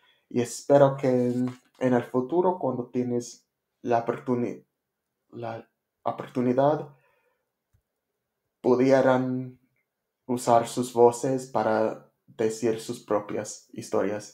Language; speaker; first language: Spanish; non-native, learner; English